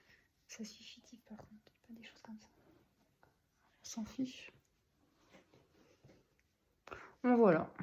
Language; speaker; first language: French; native; French